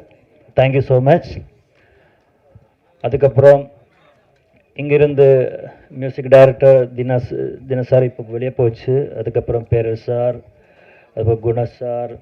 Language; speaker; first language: Tamil; non-native, learner; Malayalam